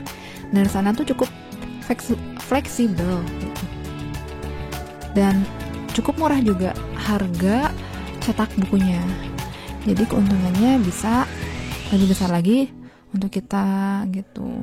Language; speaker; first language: Indonesian; native; Indonesian